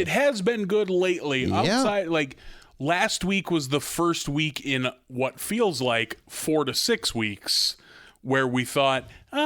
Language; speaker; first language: English; native; English